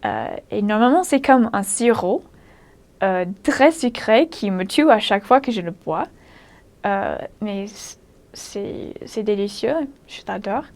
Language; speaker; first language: French; non-native, fluent; English